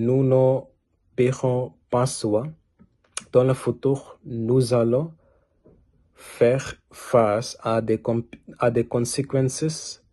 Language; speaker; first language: French; non-native, learner; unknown